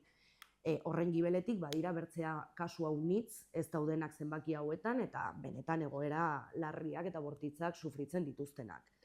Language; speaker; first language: Basque; native; Basque